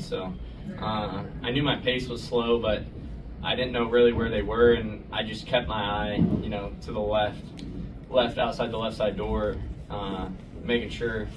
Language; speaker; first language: English; native; English